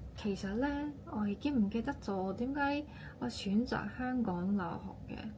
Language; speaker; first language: Cantonese; non-native, fluent; Japanese